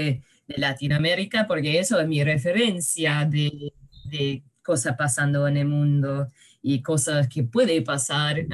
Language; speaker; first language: Spanish; early bilingual, heritage; English